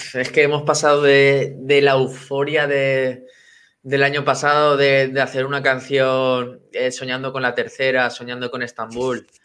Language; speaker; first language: Spanish; native; Spanish